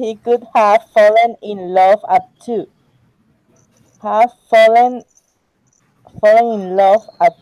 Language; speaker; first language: English; non-native, learner; Spanish